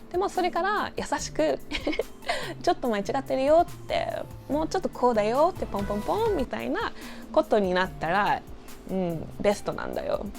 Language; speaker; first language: Japanese; non-native, fluent; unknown